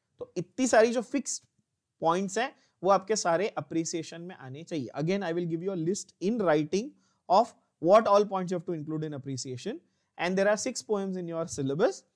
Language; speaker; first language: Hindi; native; Hindi